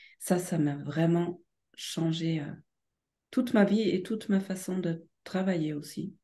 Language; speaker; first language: French; non-native, fluent; German